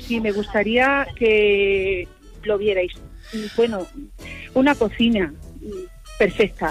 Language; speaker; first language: Spanish; native; Spanish